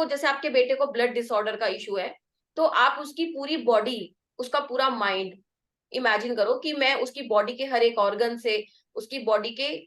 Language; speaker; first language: Hindi; native; Hindi